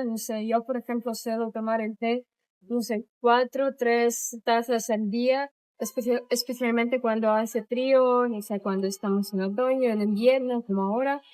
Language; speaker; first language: Spanish; non-native, fluent; Russian